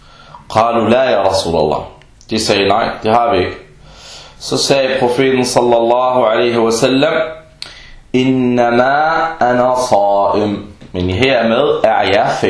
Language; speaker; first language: Danish; early bilingual, other home language; Arabic